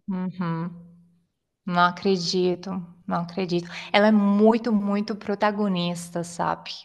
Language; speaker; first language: Portuguese; non-native, fluent; Italian